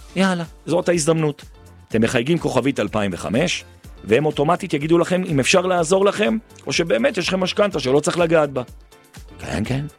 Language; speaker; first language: Hebrew; native; Hebrew